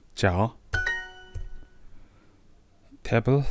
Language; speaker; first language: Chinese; non-native, learner; Mongolian